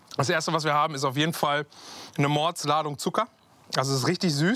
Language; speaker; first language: German; native; German